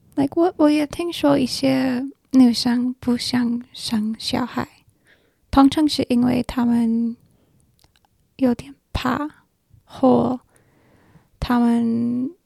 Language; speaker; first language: Chinese; non-native, learner; English